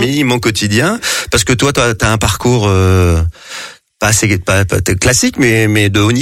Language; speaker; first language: French; native; French